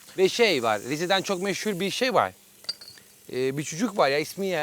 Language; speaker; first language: Turkish; non-native, fluent; Italian